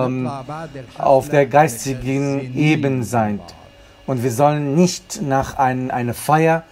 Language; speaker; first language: German; non-native, fluent; Arabic